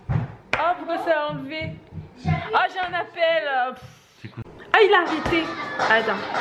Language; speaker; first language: French; native; French